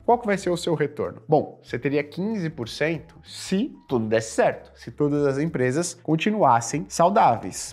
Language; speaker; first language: Portuguese; native; Portuguese